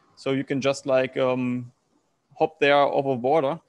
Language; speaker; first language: English; non-native, learner; German